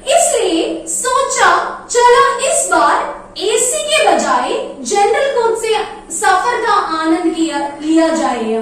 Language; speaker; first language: Hindi; non-native, local second language; Malayalam